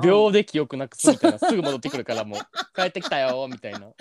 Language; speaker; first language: Japanese; native; Japanese